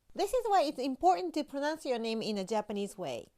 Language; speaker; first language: English; non-native, fluent; Japanese